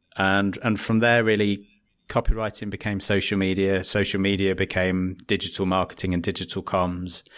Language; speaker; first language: English; native; English